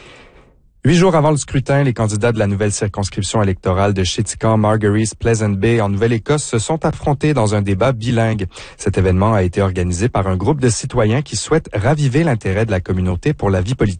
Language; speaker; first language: French; native; French